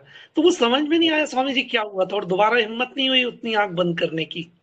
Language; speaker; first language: Hindi; native; Hindi